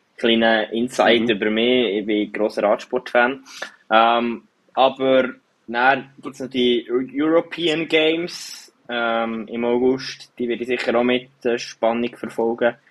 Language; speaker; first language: German; native; German